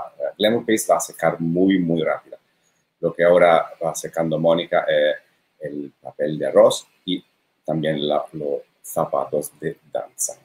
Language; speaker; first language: Spanish; non-native, fluent; Italian